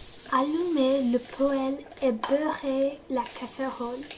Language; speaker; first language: French; non-native, learner; English